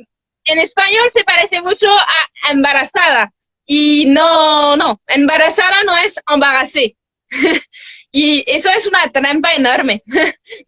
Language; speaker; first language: Spanish; non-native, fluent; French